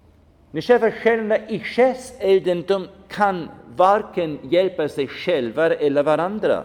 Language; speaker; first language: Swedish; non-native, fluent; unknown